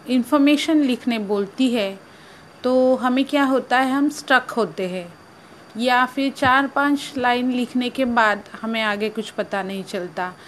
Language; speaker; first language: Hindi; non-native, local second language; Marathi